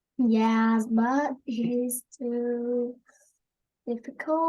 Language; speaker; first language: English; non-native, learner; Vietnamese